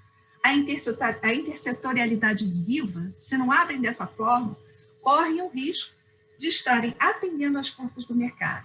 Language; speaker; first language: Portuguese; native; Portuguese